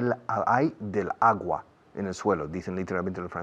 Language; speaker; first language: Spanish; non-native, fluent; English